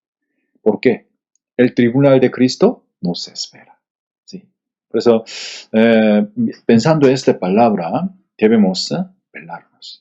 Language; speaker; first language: Spanish; non-native, fluent; Korean